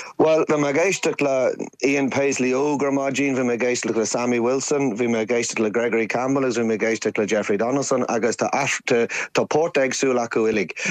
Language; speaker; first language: Irish; native; Irish